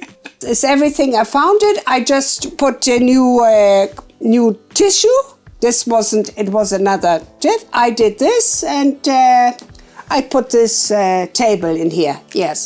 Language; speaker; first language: English; non-native, fluent; German